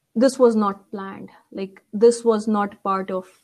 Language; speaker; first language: English; non-native, local second language; Urdu